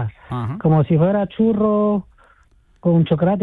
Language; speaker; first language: Spanish; non-native, fluent; Chinese